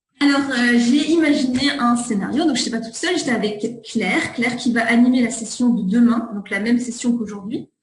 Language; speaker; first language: French; native; French